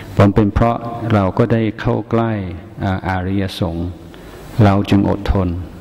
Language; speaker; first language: Thai; non-native, fluent; English